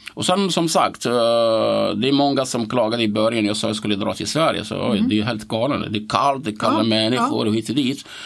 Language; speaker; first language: Swedish; non-native, fluent; Arabic